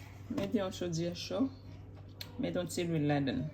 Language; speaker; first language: French; non-native, learner; Haitian Creole